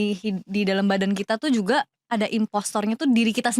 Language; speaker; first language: Indonesian; native; Indonesian